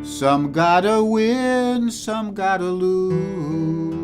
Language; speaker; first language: English; native; English